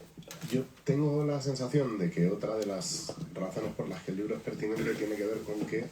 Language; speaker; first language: Spanish; native; Spanish